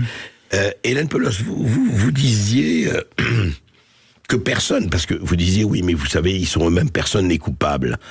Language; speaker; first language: French; native; French